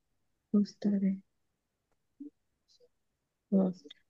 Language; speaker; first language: Italian; non-native, learner; Punjabi